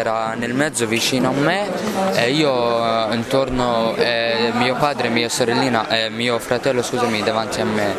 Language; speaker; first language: Italian; non-native, learner; Arabic